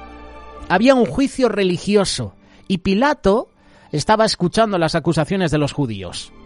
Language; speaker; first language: Spanish; native; Spanish